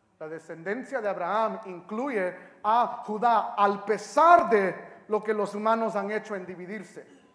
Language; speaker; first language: Spanish; early bilingual, heritage; Spanish